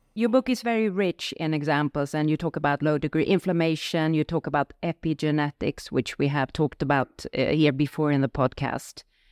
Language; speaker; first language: English; non-native, fluent; Swedish